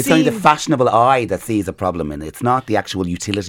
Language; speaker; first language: English; native; English